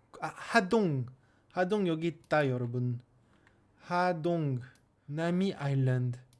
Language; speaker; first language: Korean; non-native, learner; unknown